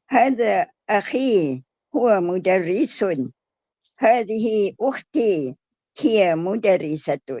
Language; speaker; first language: Arabic; non-native, learner; Malay